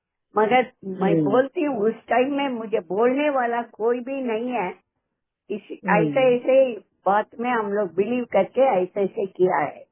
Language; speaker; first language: Hindi; non-native, local second language; Tamil